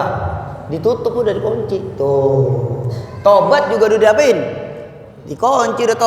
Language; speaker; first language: Indonesian; native; Indonesian